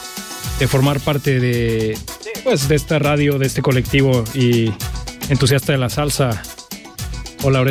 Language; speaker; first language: Spanish; native; Spanish